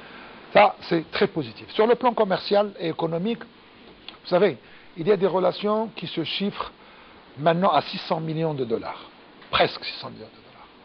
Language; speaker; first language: French; non-native, local second language; Arabic